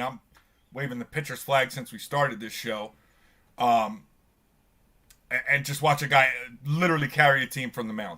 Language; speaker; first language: English; native; English